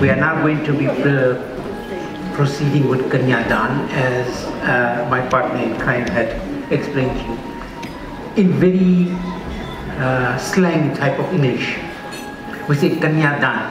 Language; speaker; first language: English; native; English